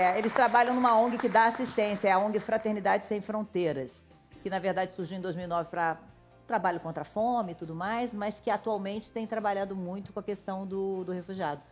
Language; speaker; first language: Portuguese; native; Portuguese